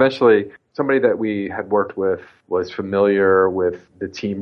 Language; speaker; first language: English; native; English